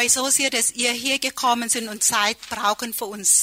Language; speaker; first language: German; non-native, learner; Thai